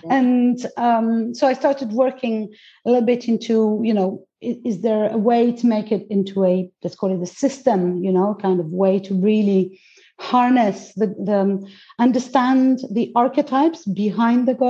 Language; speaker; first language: English; non-native, fluent; Greek